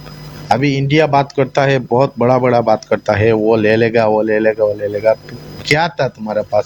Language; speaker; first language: Hindi; non-native, fluent; Bangla